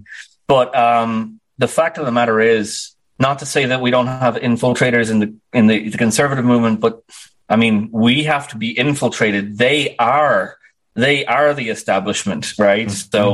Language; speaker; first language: English; native; English